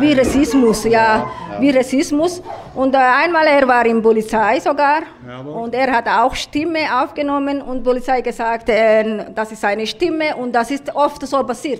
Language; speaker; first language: German; non-native, learner; Somali